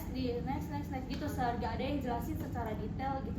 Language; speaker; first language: Indonesian; native; Indonesian